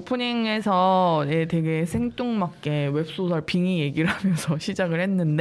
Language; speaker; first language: Korean; native; Korean